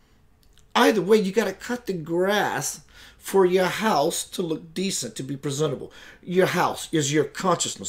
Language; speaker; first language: English; native; English